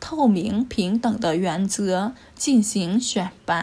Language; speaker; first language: Chinese; non-native, fluent; Vietnamese